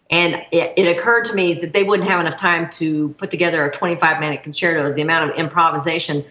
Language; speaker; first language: English; native; English